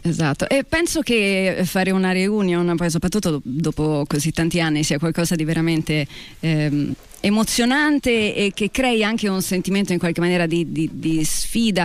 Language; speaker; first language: Italian; native; Italian